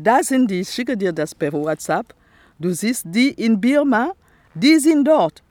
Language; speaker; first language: German; non-native, fluent; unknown